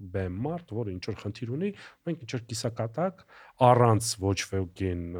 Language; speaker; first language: Armenian; native; Armenian